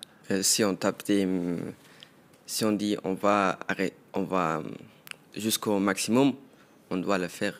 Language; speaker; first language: French; non-native, local second language; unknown